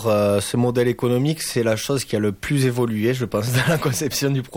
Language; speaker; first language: French; native; French